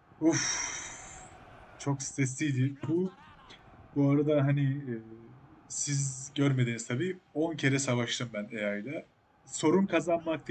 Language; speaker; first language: Turkish; native; Turkish